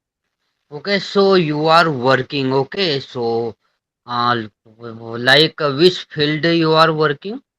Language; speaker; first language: English; non-native, learner; Hindi